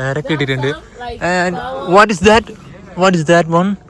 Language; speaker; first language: English; non-native, local second language; Malayalam